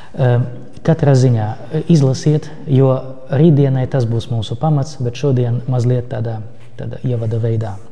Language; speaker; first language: Latvian; non-native, local second language; Russian